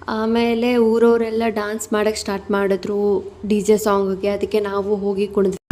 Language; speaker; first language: Kannada; non-native, local second language; Lambadi